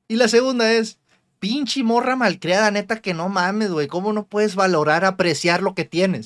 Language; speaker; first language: Spanish; native; Spanish